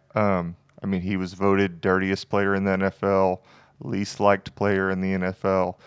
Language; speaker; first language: English; native; English